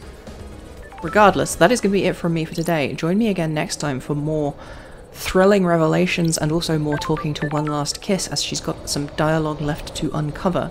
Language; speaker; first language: English; native; English